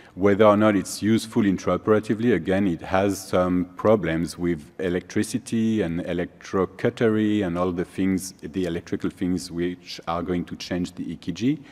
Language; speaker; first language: English; non-native, fluent; French